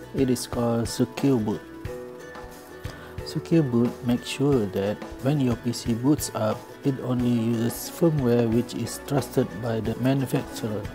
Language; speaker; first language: English; non-native, local second language; Malay